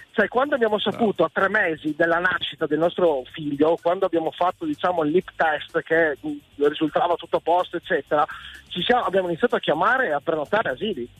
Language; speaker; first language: Italian; native; Italian